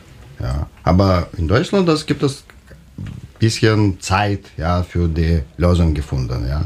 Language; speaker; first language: German; non-native, learner; Russian